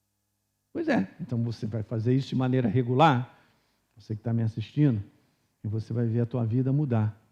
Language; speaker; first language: Portuguese; native; Portuguese